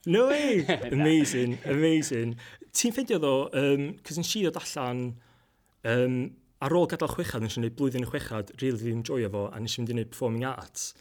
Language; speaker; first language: Welsh; native; Welsh